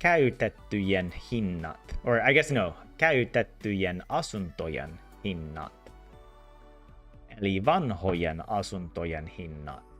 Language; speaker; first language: Finnish; non-native, learner; English